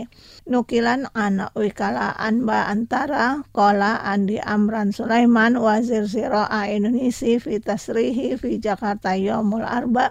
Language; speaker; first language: Arabic; non-native, fluent; Indonesian